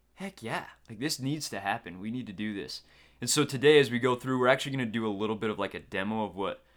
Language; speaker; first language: English; native; English